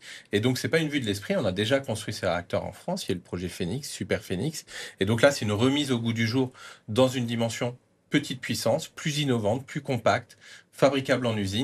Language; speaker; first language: French; native; French